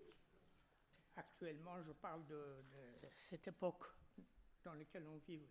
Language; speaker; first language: French; non-native, fluent; Persian